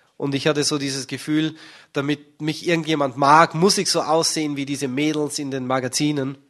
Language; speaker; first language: German; native; German